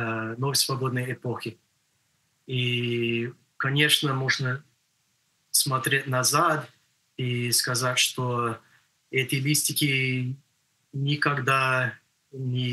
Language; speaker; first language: Russian; non-native, fluent; English